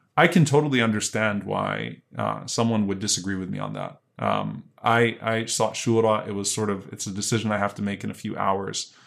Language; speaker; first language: English; native; English